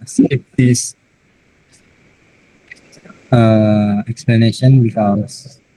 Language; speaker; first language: English; non-native, learner; Indonesian